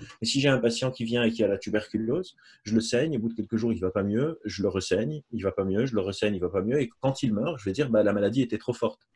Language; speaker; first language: French; non-native, local second language; Arabic